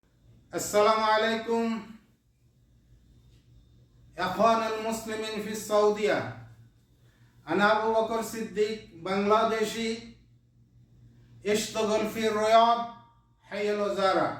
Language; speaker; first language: Arabic; non-native, learner; Bangla